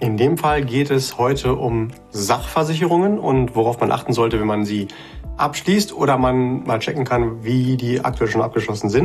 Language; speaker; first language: German; native; German